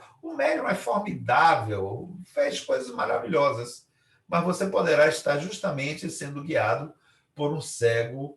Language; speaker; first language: Portuguese; native; Portuguese